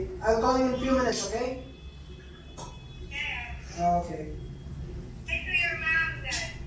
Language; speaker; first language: English; non-native, learner; Chinese